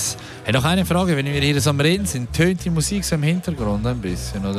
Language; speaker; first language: German; native; German